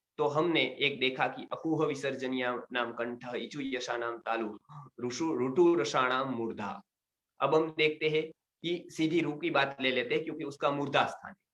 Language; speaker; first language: Hindi; non-native, local second language; Gujarati